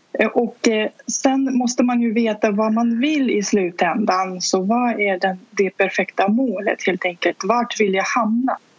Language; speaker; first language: Swedish; non-native, fluent; Russian